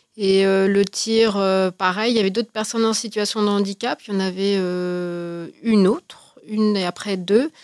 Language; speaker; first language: French; native; French